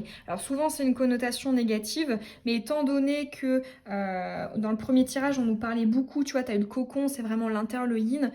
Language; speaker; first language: French; native; French